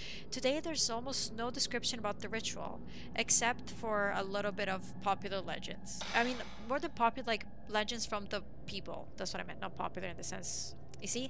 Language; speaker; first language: English; early bilingual, other home language; Italian